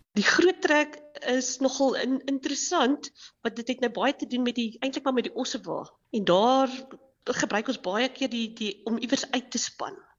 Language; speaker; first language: Afrikaans; native; Afrikaans